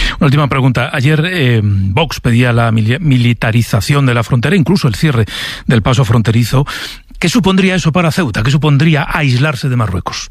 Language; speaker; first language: Spanish; native; Spanish